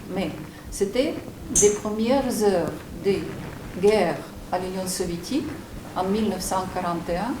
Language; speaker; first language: French; non-native, fluent; Ukrainian